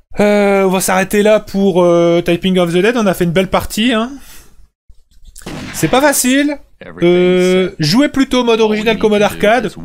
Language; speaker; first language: French; native; French